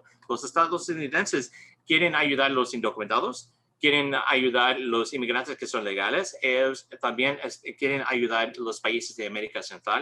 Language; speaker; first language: Spanish; non-native, learner; English